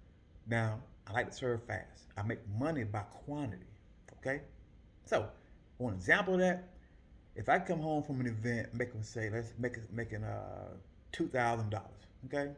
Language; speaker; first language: English; native; English